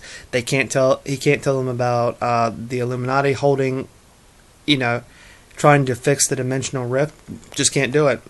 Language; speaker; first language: English; native; English